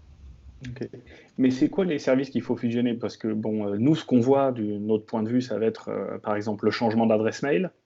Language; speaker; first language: French; native; French